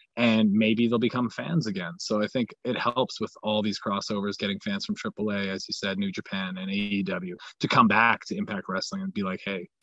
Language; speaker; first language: English; native; English